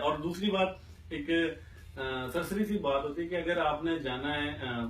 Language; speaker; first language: Hindi; non-native, local second language; Punjabi